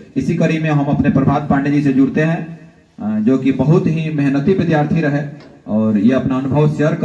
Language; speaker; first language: Hindi; native; Hindi